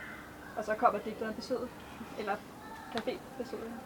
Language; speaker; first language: Danish; native; Danish